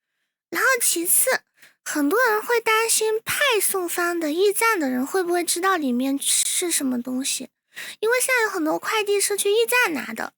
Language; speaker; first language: Chinese; native; Chinese